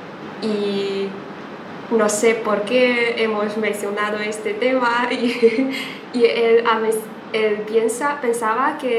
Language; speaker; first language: Spanish; non-native, fluent; Chinese